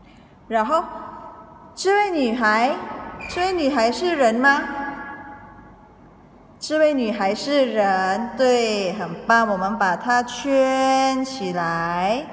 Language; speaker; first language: Chinese; early bilingual, heritage; Indonesian